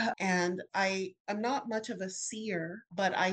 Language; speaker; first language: English; native; English